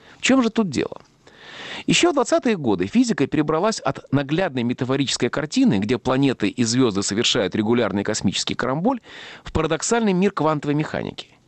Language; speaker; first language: Russian; native; Russian